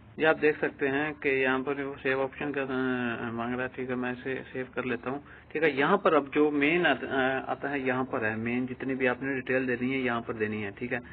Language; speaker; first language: Urdu; non-native, local second language; Punjabi